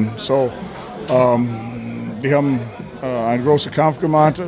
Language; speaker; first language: German; non-native, fluent; English